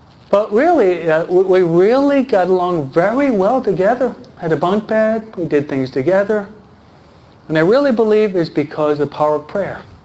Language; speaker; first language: English; native; English